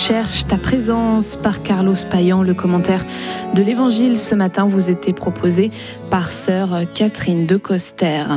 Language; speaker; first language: French; native; French